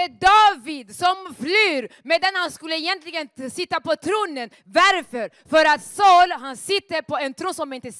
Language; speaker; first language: Swedish; non-native, fluent; Rundi